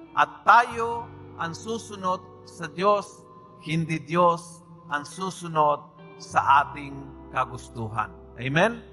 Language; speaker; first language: Filipino; non-native, fluent; Spanish